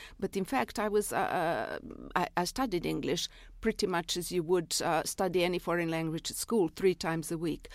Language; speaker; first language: English; non-native, fluent; Serbian